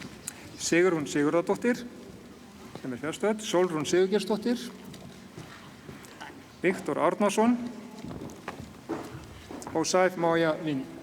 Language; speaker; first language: Icelandic; native; Icelandic